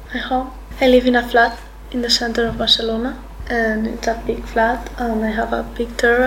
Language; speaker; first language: English; non-native, learner; Spanish